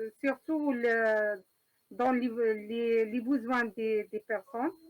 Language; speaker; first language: French; non-native, learner; Arabic